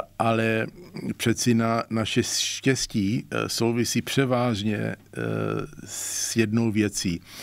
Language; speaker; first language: Czech; native; Czech